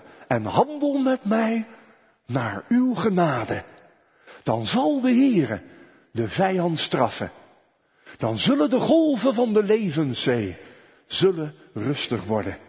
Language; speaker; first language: Dutch; native; Dutch